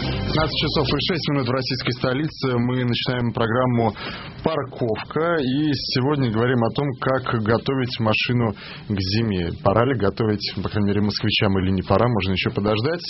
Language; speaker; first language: Russian; native; Russian